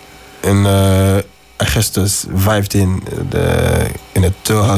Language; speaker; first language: Dutch; non-native, learner; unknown